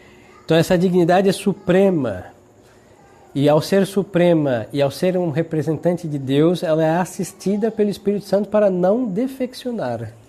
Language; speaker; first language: Portuguese; native; Portuguese